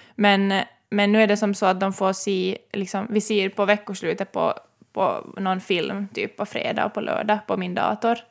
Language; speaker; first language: Swedish; native; Swedish